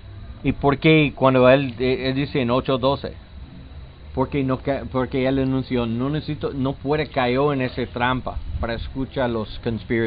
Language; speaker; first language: Spanish; non-native, learner; English